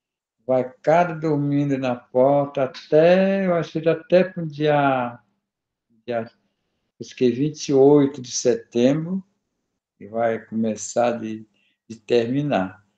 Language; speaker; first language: Portuguese; non-native, local second language; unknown